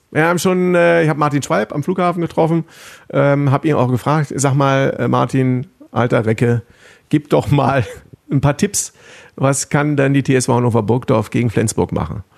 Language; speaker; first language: German; native; German